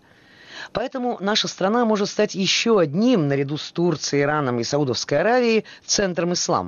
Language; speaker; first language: Russian; native; Russian